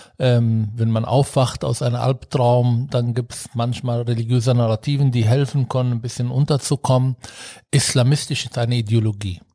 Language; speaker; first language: German; non-native, fluent; Arabic